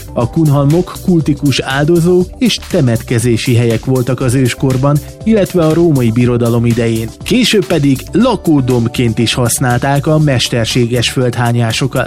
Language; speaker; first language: Hungarian; native; Hungarian